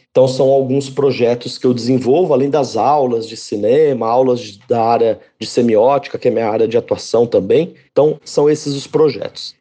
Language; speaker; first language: Portuguese; native; Portuguese